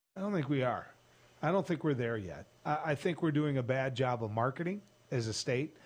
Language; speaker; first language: English; native; English